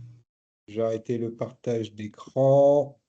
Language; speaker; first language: French; native; French